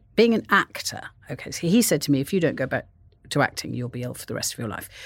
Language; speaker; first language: English; native; English